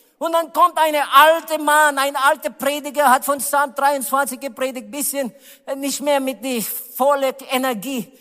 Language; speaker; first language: German; non-native, learner; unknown